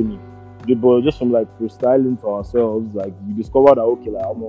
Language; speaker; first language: English; non-native, local second language; Yoruba